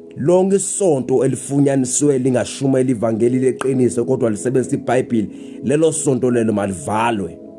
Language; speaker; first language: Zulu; non-native, local second language; Xhosa